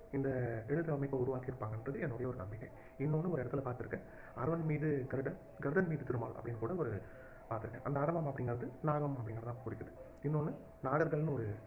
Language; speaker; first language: Tamil; non-native, local second language; Telugu